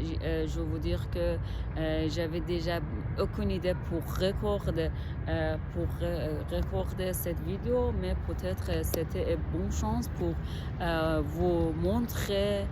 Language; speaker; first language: French; non-native, learner; Persian